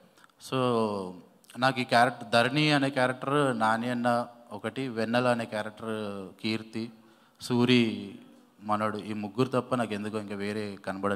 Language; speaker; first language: Telugu; native; Telugu